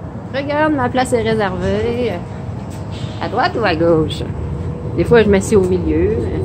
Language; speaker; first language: French; early bilingual, heritage; French